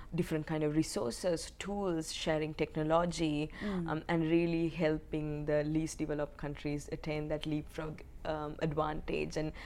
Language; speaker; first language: English; non-native, local second language; Sinhala